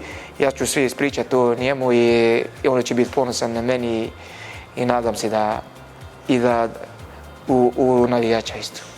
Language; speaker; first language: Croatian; non-native, learner; Arabic